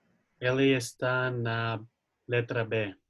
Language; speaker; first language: Portuguese; non-native, learner; English